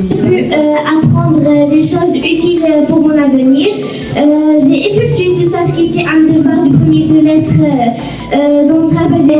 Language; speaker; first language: French; non-native, learner; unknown